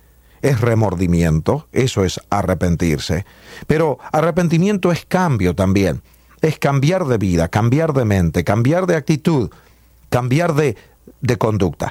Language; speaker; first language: Spanish; native; Spanish